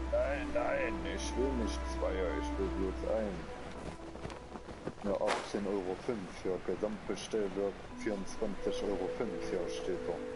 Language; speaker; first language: German; native; German